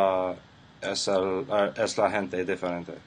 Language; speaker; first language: Spanish; non-native, learner; English